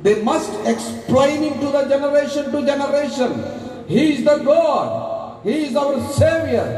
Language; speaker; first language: English; non-native, local second language; Telugu